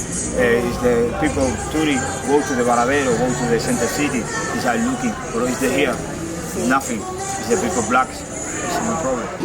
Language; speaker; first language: English; non-native, learner; Spanish